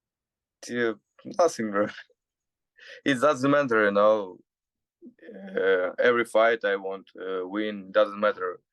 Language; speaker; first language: English; non-native, learner; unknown